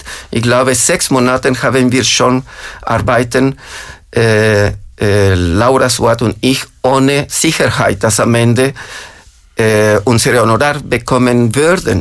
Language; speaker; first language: German; non-native, fluent; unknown